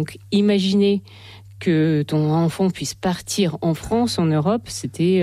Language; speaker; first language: French; non-native, fluent; Russian